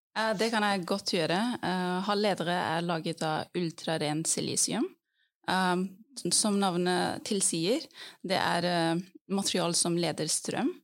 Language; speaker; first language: Norwegian; early bilingual, other home language; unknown